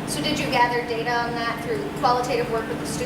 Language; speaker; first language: English; native; English